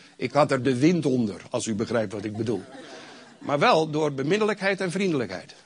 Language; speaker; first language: Dutch; native; Dutch